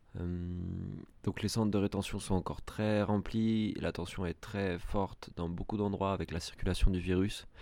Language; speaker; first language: French; native; French